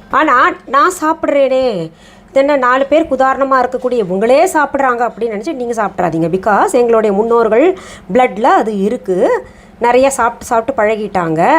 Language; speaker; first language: Tamil; non-native, fluent; Hindi